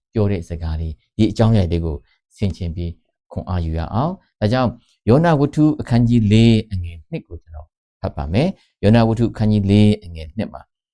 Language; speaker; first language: Burmese; non-native, local second language; Kachin